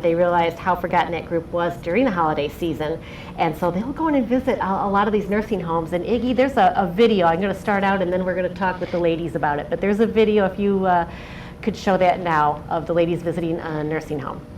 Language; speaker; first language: English; native; English